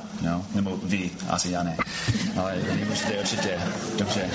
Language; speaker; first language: Czech; non-native, fluent; English